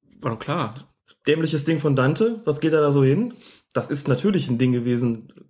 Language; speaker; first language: German; native; German